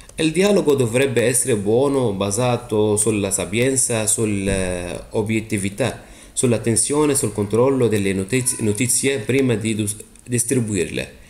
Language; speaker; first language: Italian; non-native, fluent; Arabic